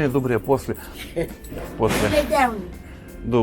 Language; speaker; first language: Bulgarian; early bilingual, heritage; Russian